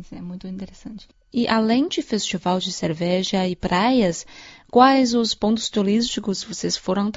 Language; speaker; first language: Portuguese; non-native, fluent; Chinese